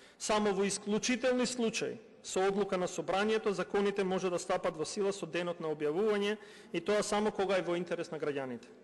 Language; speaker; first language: Macedonian; non-native, local second language; Albanian